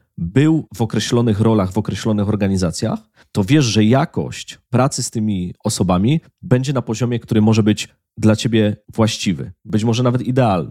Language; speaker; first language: Polish; native; Polish